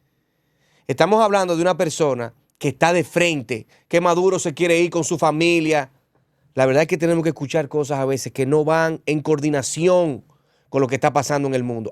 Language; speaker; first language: Spanish; native; Spanish